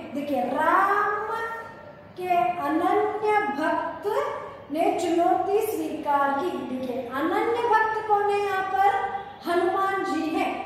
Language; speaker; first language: Hindi; non-native, local second language; Kannada